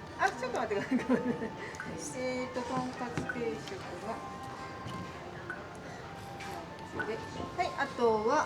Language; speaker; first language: Japanese; native; Japanese